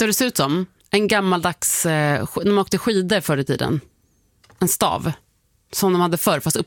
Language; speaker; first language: Swedish; native; Swedish